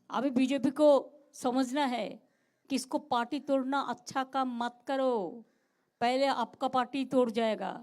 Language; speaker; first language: Hindi; non-native, local second language; Bangla